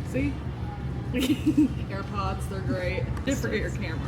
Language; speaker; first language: English; native; English